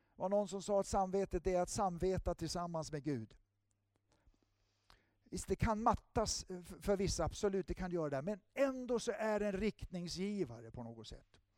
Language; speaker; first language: Swedish; native; Swedish